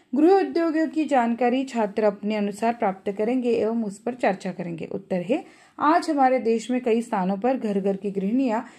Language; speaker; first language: Hindi; non-native, local second language; Marathi